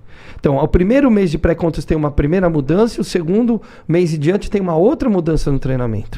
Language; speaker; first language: Portuguese; native; Portuguese